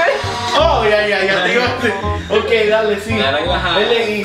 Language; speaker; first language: Spanish; early bilingual, heritage; Spanish